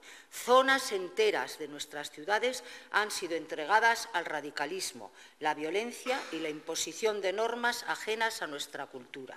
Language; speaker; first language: Spanish; native; Spanish